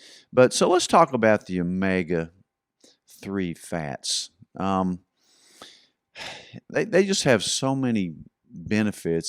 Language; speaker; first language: English; native; English